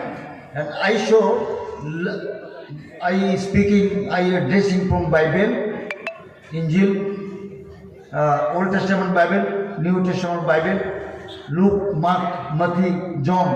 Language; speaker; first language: English; non-native, local second language; Bangla